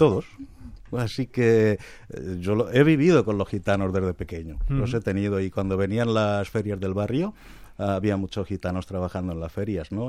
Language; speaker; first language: Spanish; non-native, fluent; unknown